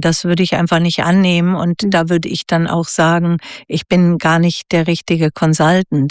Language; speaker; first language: German; native; German